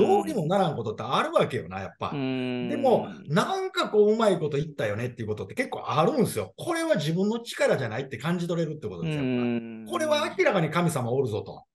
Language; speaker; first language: Japanese; native; Japanese